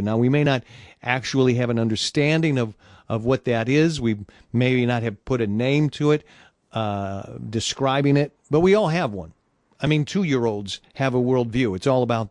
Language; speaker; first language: English; native; English